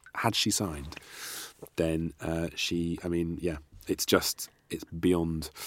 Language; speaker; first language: English; native; English